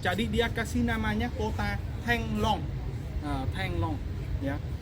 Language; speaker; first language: Indonesian; non-native, fluent; Vietnamese